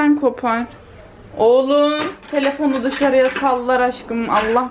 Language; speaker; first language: Turkish; native; Turkish